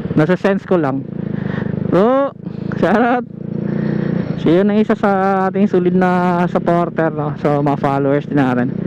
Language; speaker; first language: Filipino; non-native, local second language; Cebuano